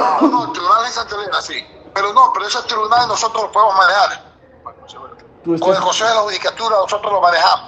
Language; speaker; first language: Spanish; native; Spanish